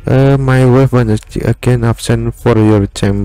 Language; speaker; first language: English; non-native, learner; Indonesian